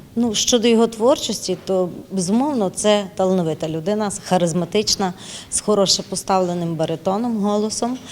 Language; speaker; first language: Ukrainian; native; Ukrainian